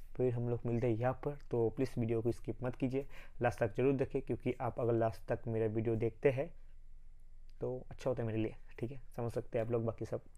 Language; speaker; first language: Hindi; non-native, local second language; Bangla